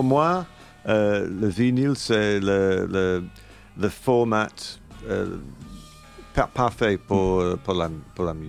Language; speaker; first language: French; non-native, learner; English